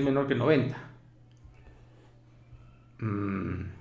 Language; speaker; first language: Spanish; native; Spanish